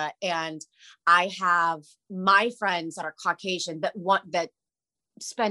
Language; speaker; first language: English; native; English